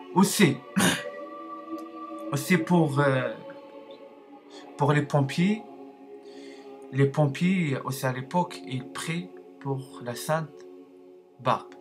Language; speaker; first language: French; non-native, learner; Arabic